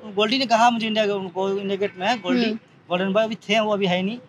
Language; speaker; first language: Hindi; native; Hindi